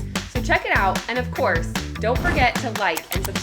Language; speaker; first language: English; native; English